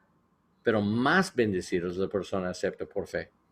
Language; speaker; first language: Spanish; non-native, learner; English